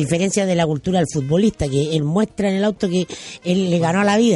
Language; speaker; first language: Spanish; native; Spanish